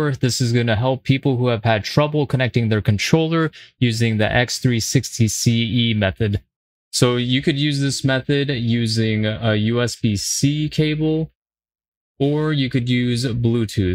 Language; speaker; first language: English; native; English